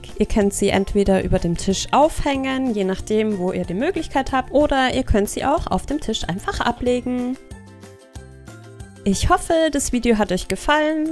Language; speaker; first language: German; native; German